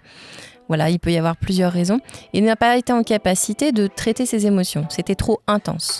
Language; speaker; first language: French; native; French